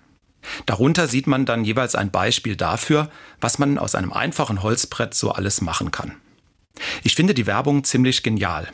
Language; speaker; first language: German; native; German